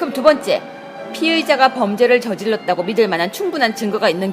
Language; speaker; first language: Korean; native; Korean